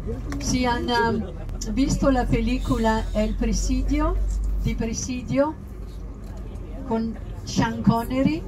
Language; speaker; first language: Italian; non-native, learner; Spanish